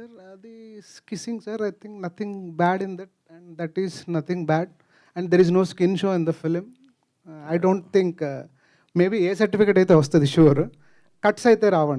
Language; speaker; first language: Telugu; native; Telugu